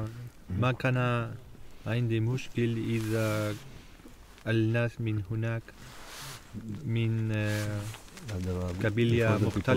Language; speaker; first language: Arabic; non-native, learner; Spanish